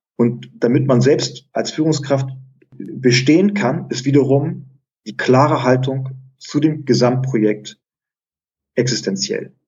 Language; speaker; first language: German; early bilingual, other home language; Greek